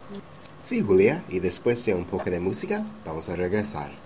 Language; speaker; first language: Spanish; non-native, learner; English